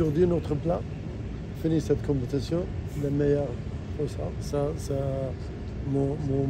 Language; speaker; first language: French; non-native, learner; Arabic